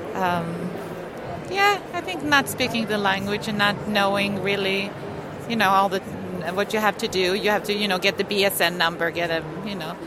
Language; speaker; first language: English; non-native, fluent; Swedish